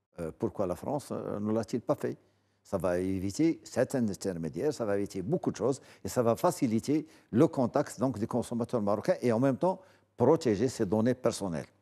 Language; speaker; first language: French; non-native, local second language; Arabic